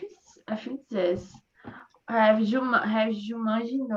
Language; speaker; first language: English; non-native, learner; Portuguese